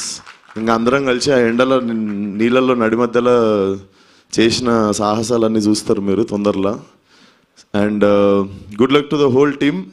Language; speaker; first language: Telugu; native; Telugu